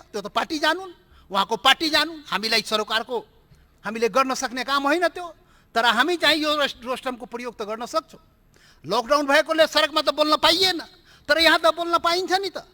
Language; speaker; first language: Nepali; non-native, local second language; Maithili